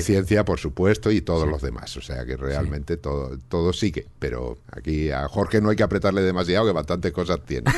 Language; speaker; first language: Spanish; native; Spanish